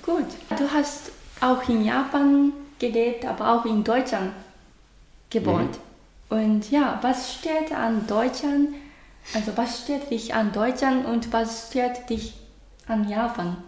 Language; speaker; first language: German; non-native, learner; Japanese